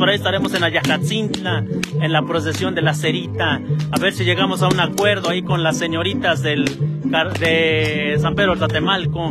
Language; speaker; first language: Spanish; native; Spanish